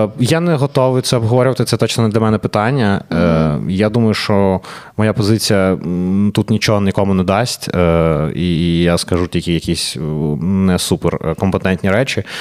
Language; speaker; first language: Ukrainian; non-native, local second language; Russian